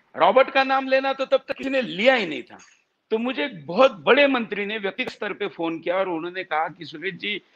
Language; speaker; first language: Hindi; non-native, local second language; Marathi